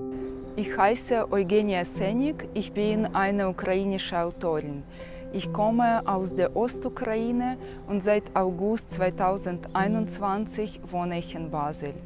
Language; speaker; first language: German; non-native, fluent; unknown